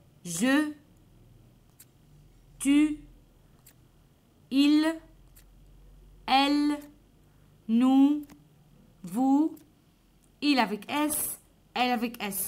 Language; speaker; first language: French; non-native, fluent; Arabic